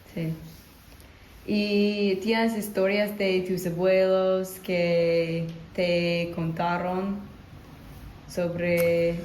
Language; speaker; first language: Spanish; non-native, learner; English